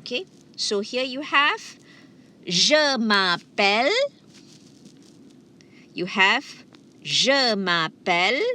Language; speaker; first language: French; non-native, fluent; Malay